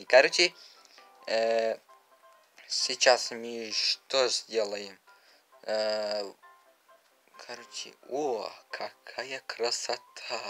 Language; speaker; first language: Russian; non-native, learner; Uzbek